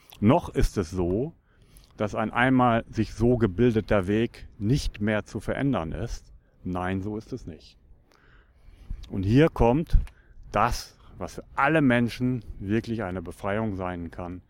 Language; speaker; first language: German; native; German